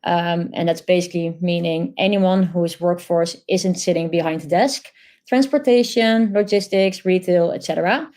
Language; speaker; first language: English; non-native, fluent; Dutch